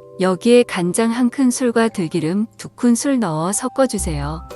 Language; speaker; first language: Korean; native; Korean